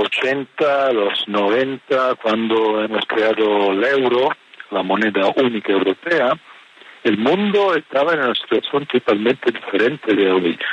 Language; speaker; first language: Spanish; non-native, fluent; Italian